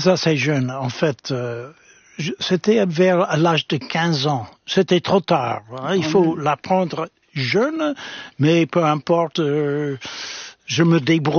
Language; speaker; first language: French; non-native, fluent; English